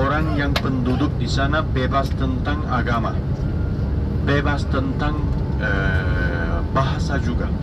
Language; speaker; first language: Indonesian; non-native, fluent; Turkish